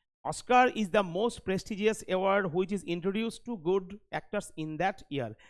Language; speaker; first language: English; non-native, local second language; Bangla